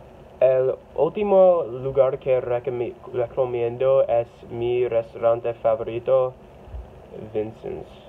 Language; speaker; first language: Spanish; non-native, learner; English